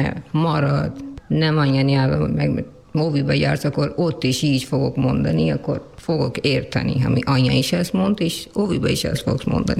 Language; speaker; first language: Hungarian; non-native, learner; Urdu